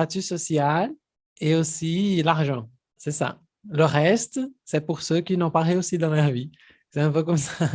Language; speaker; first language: French; non-native, fluent; Portuguese